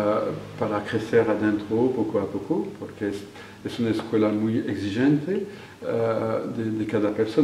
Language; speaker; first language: Spanish; non-native, fluent; French